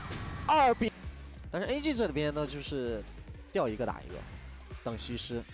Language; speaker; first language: Chinese; native; Chinese